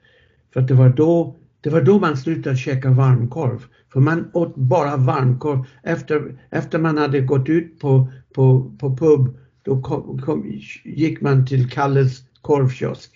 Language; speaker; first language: Swedish; non-native, fluent; English